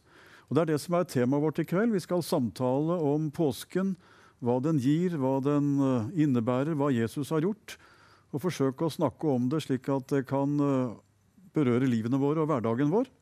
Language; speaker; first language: Norwegian; native; Norwegian